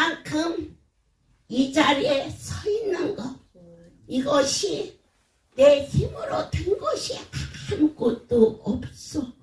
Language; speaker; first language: Korean; native; Korean